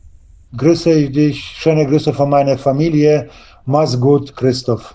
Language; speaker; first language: German; non-native, fluent; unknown